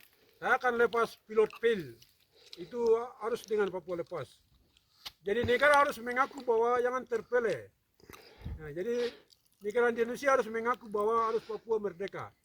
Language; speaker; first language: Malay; non-native, local second language; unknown